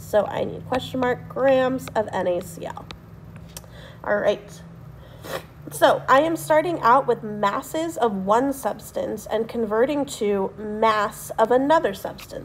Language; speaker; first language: English; native; English